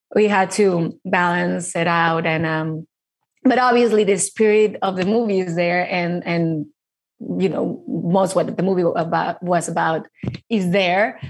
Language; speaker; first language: English; non-native, fluent; Spanish